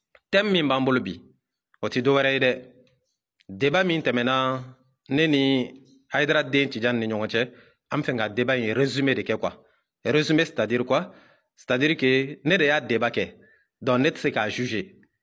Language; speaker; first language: French; non-native, local second language; Bambara